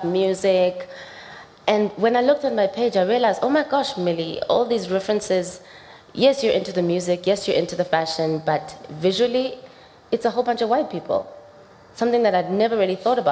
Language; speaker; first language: English; non-native, local second language; Xhosa